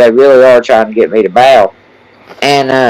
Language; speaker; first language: English; native; English